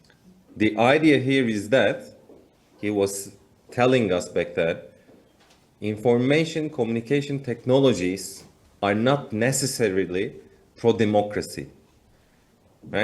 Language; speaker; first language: English; non-native, fluent; Turkish